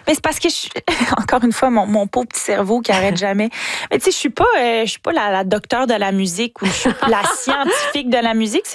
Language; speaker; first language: French; native; French